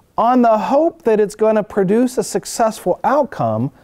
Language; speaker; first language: English; native; English